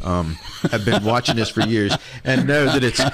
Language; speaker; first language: English; native; English